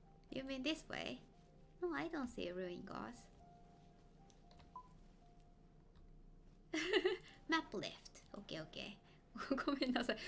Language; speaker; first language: English; non-native, fluent; Japanese